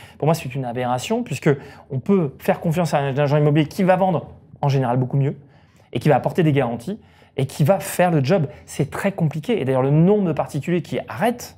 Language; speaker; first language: French; native; French